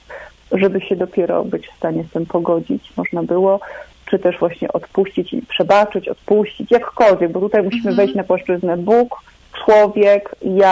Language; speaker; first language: Polish; native; Polish